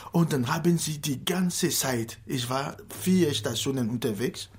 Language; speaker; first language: German; non-native, fluent; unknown